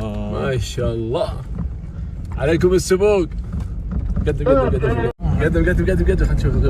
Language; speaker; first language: Arabic; native; Arabic